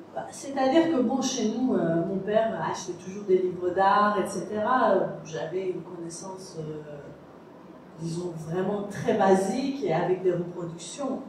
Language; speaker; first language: French; non-native, fluent; Persian